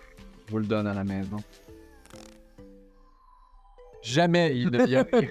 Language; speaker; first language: French; native; French